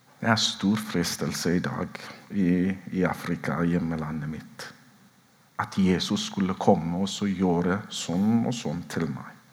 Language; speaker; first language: Norwegian; non-native, fluent; Oromo